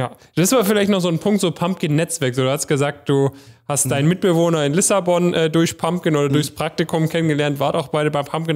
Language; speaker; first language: German; native; German